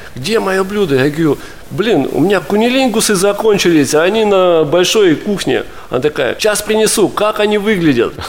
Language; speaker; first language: Russian; native; Russian